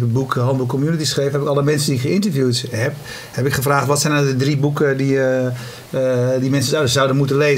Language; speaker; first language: Dutch; native; Dutch